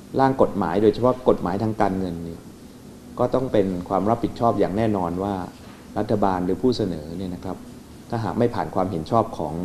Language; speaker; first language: Thai; native; Thai